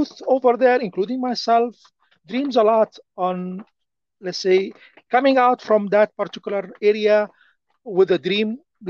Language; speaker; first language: English; non-native, fluent; Arabic